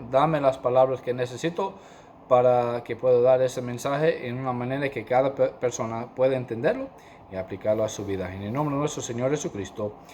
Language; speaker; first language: Spanish; non-native, fluent; English